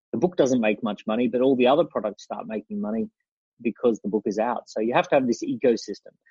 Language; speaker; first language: English; native; English